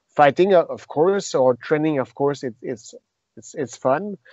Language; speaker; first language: English; non-native, fluent; French